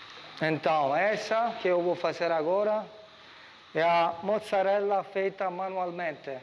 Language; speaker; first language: Portuguese; non-native, learner; Italian